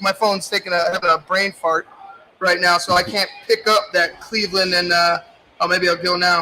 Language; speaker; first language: English; native; English